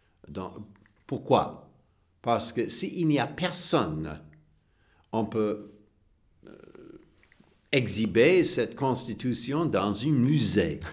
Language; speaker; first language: French; non-native, fluent; English